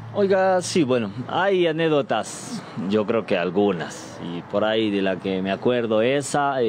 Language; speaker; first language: Spanish; native; Spanish